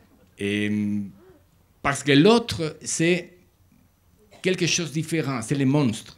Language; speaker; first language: French; non-native, learner; Spanish